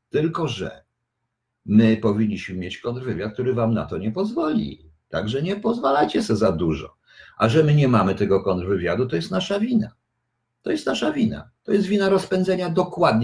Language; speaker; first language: Polish; native; Polish